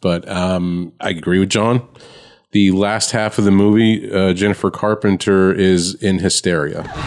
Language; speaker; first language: English; native; English